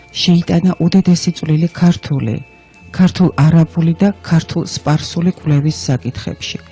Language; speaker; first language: Georgian; native; Georgian